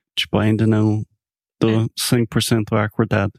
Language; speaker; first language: Portuguese; non-native, fluent; English